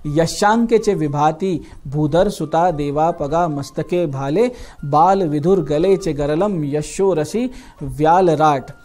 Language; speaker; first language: Hindi; native; Hindi